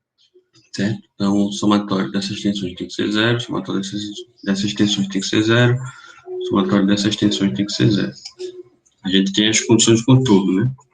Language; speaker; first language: Portuguese; native; Portuguese